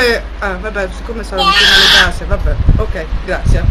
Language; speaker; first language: Italian; native; Italian